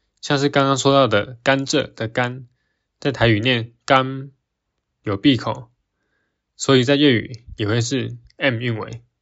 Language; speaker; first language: Chinese; native; Chinese